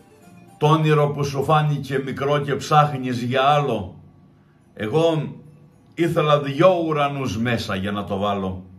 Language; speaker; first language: Greek; native; Greek